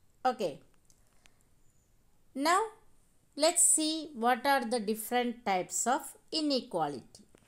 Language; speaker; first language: English; non-native, local second language; Malayalam